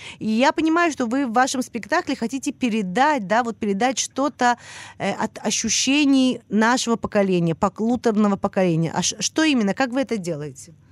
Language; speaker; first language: Russian; early bilingual, heritage; Russian